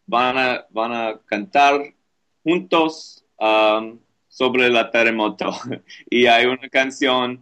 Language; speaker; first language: Spanish; non-native, learner; English